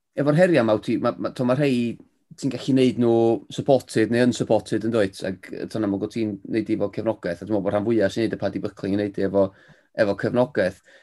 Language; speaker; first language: Welsh; native; Welsh